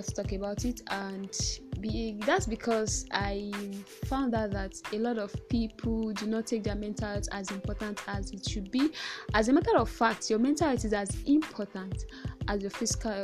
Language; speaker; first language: English; non-native, local second language; Yoruba